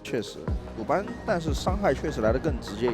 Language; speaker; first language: Chinese; native; Chinese